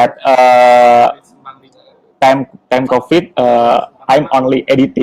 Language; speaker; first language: English; non-native, learner; Indonesian